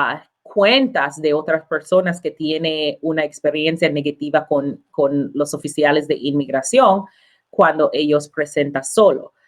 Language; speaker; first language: Spanish; non-native, learner; English